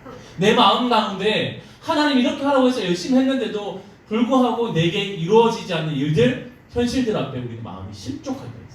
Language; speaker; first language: Korean; native; Korean